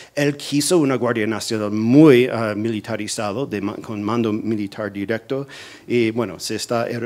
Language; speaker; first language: Spanish; non-native, fluent; English